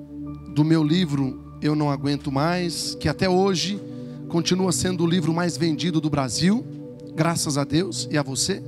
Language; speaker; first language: Portuguese; native; Portuguese